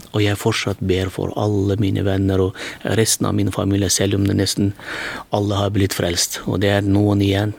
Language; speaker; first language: Norwegian; non-native, fluent; Turkmen